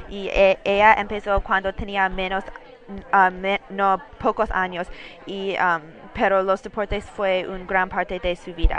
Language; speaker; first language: Spanish; non-native, learner; English